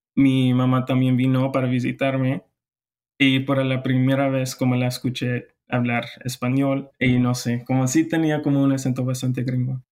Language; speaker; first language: Spanish; non-native, fluent; English